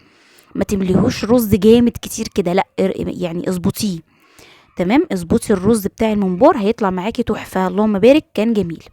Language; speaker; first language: Arabic; native; Arabic